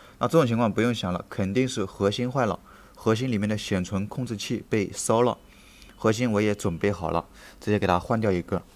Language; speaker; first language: Chinese; native; Chinese